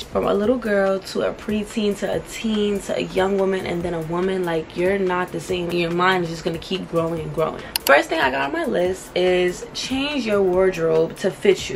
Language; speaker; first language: English; native; English